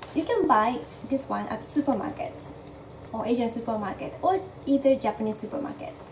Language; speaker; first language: English; non-native, fluent; Japanese